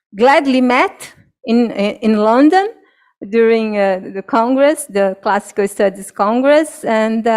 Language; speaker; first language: English; non-native, fluent; Portuguese